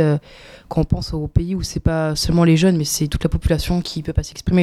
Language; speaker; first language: French; native; French